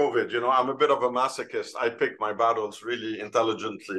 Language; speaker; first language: English; non-native, fluent; Arabic